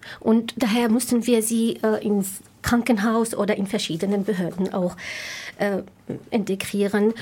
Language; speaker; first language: German; non-native, fluent; Arabic